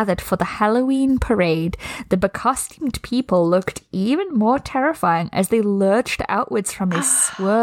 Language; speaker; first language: English; native; English